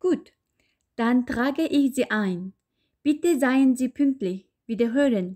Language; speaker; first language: German; non-native, fluent; Uyghur